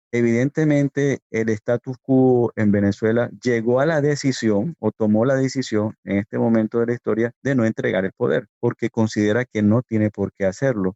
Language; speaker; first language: Spanish; native; Spanish